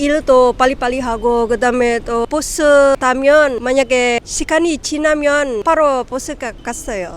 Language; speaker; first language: Korean; non-native, learner; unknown